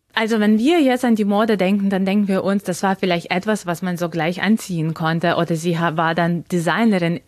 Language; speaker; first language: German; non-native, fluent; Ukrainian